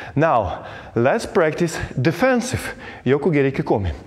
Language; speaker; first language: English; non-native, fluent; Belarusian